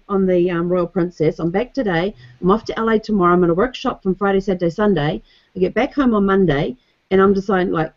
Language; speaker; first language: English; native; English